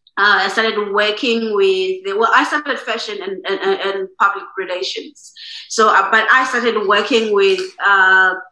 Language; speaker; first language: English; non-native, local second language; Xhosa